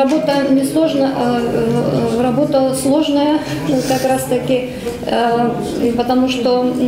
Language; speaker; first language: Russian; native; Russian